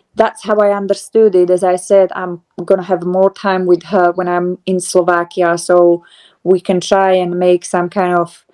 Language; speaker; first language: English; non-native, fluent; Slovak